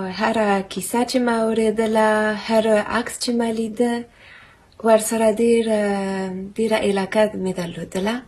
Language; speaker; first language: Pashto; non-native, fluent; French